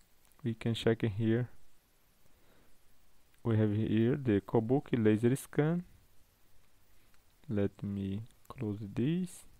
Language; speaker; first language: English; non-native, fluent; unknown